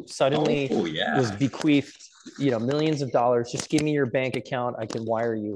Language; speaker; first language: English; native; English